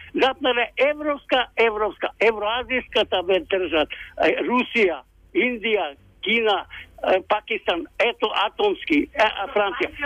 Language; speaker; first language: Macedonian; native; Macedonian